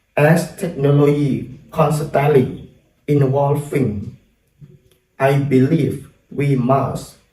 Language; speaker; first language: English; non-native, learner; Thai